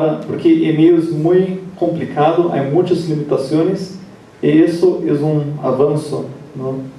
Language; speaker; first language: Spanish; non-native, learner; Portuguese